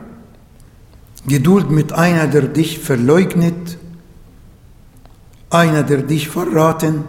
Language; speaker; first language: German; non-native, learner; Arabic